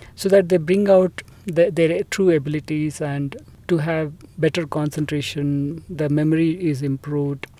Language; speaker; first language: English; non-native, local second language; Telugu